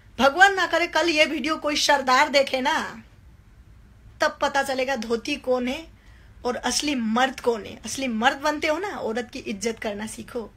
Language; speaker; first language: Hindi; non-native, local second language; Nepali